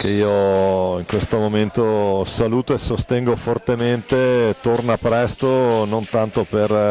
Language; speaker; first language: Italian; native; Italian